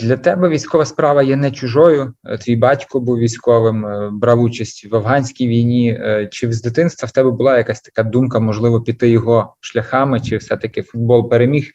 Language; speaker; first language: Ukrainian; native; Ukrainian